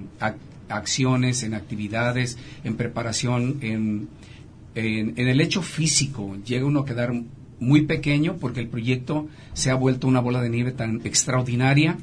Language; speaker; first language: Spanish; native; Spanish